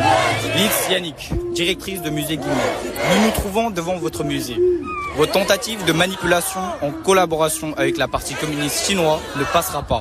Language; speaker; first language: French; early bilingual, other home language; Tibetan